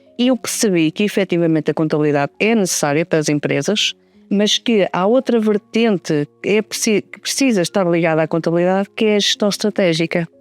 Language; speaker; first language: Portuguese; native; Portuguese